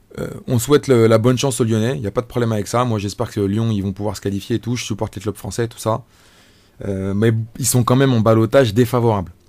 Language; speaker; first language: French; native; French